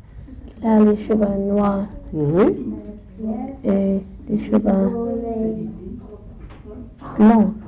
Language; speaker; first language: French; non-native, learner; English